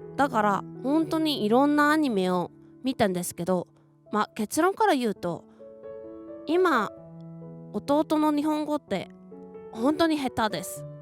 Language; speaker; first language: Japanese; non-native, fluent; Korean